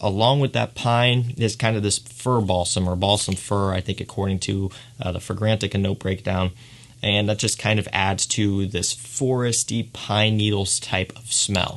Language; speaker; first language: English; native; English